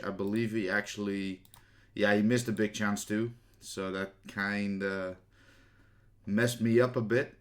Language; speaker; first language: English; non-native, fluent; Dutch